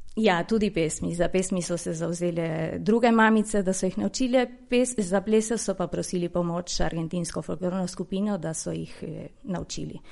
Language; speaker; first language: Slovenian; early bilingual, heritage; Slovenian